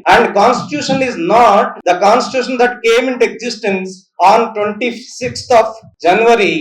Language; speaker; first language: English; non-native, local second language; Telugu